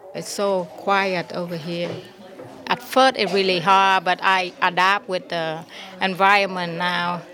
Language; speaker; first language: English; non-native, learner; Vietnamese